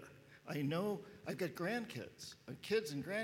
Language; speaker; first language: English; native; English